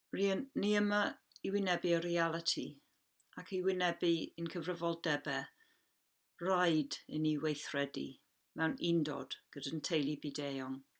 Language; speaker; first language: Welsh; non-native, local second language; English